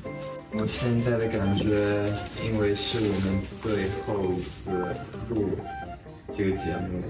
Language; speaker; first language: Chinese; non-native, fluent; Japanese